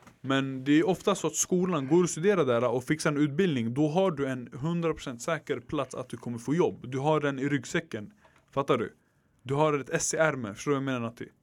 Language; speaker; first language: Swedish; early bilingual, other home language; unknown